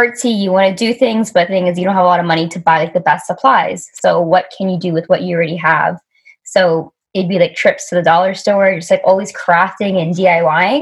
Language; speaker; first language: English; native; English